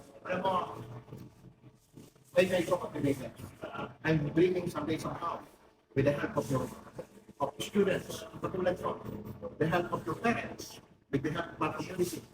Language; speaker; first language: English; non-native, local second language; Filipino